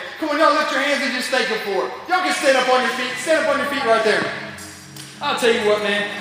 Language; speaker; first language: English; native; English